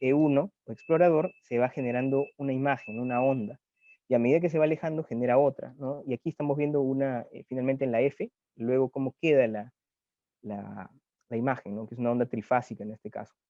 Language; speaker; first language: Spanish; native; Spanish